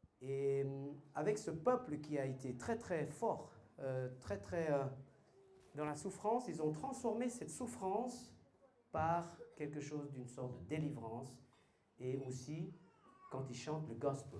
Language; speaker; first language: French; native; French